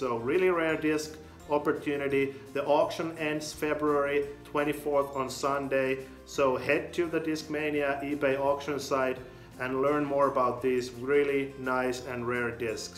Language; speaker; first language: English; non-native, fluent; Finnish